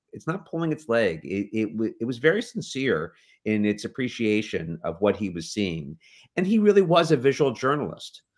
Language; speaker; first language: English; native; English